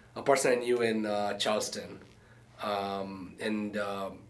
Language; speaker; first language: English; early bilingual, other home language; Arabic